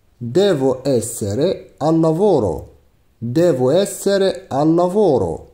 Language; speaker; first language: Italian; non-native, fluent; Arabic